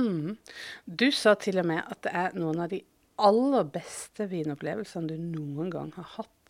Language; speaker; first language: Norwegian; native; Norwegian